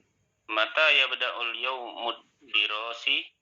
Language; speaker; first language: Arabic; non-native, learner; Indonesian